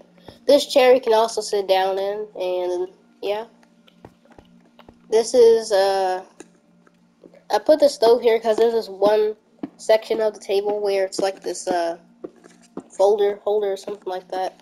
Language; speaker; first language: English; native; English